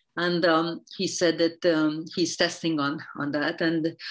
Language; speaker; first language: English; non-native, fluent; Hungarian